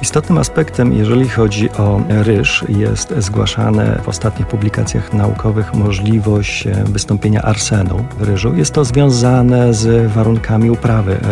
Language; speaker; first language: Polish; native; Polish